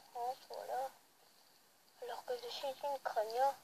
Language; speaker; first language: French; early bilingual, other home language; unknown